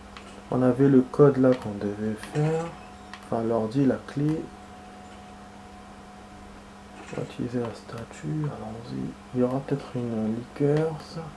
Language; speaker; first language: French; native; French